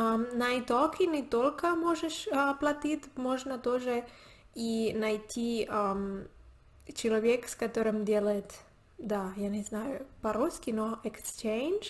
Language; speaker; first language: Russian; non-native, learner; Spanish